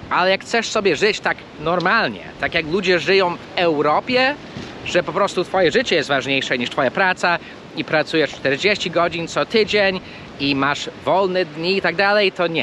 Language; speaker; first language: Polish; early bilingual, heritage; Polish